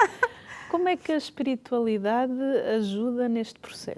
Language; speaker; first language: Portuguese; native; Portuguese